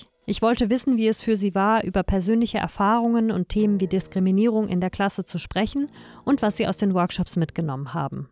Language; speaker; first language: German; native; German